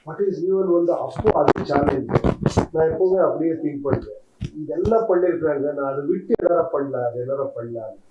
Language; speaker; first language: Tamil; non-native, learner; Kannada